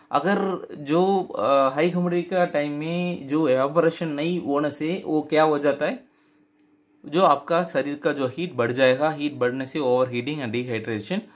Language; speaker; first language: Hindi; non-native, local second language; Tamil